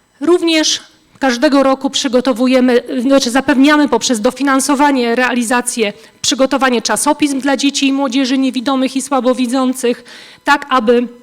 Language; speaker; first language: Polish; native; Polish